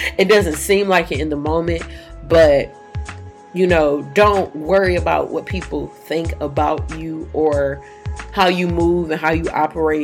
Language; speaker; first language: English; native; English